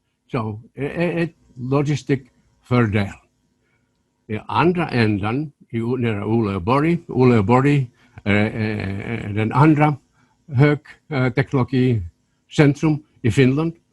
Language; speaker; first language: Swedish; non-native, local second language; Finnish